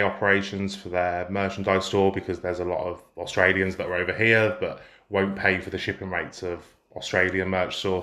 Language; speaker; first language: English; native; English